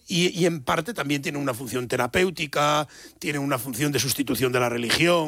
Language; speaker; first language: Spanish; native; Spanish